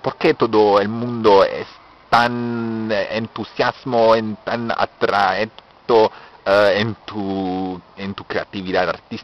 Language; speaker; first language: Spanish; non-native, learner; French